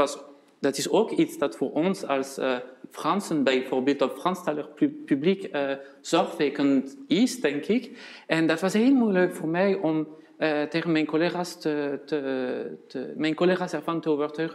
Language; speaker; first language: Dutch; non-native, fluent; French